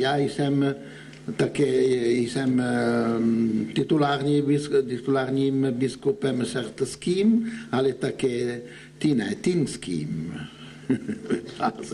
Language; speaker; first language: Czech; non-native, learner; Italian